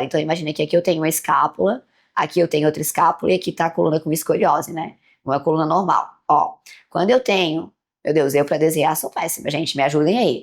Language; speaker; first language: Portuguese; native; Portuguese